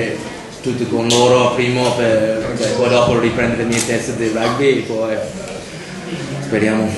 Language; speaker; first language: Italian; non-native, learner; English